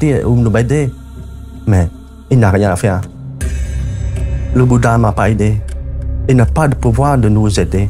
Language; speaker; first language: French; non-native, fluent; Khmer